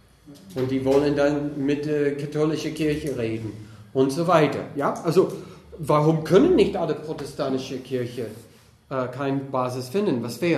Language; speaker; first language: German; non-native, fluent; English